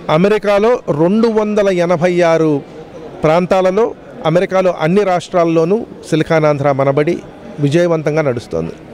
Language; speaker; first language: Telugu; native; Telugu